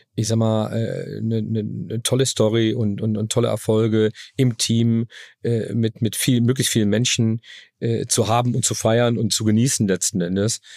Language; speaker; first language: German; native; German